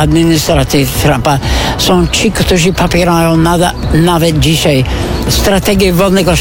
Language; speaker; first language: Polish; non-native, fluent; English